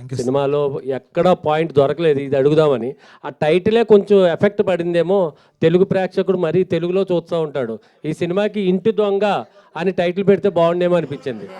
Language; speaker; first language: Telugu; native; Telugu